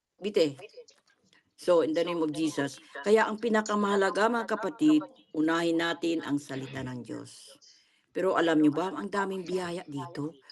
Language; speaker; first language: Filipino; non-native, local second language; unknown